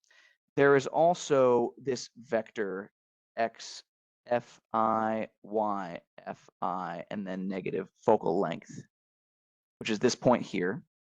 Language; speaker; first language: English; native; English